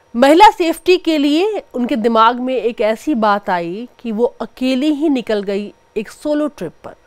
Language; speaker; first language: Hindi; native; Hindi